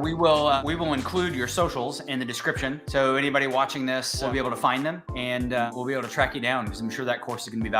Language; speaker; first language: English; native; English